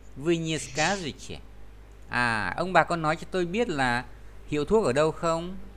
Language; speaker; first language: Vietnamese; native; Vietnamese